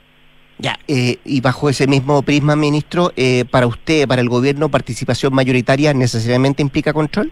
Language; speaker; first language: Spanish; native; Spanish